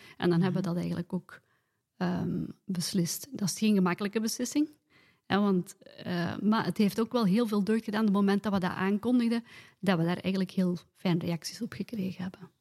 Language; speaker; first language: Dutch; native; Dutch